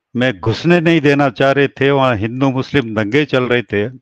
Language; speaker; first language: Hindi; native; Hindi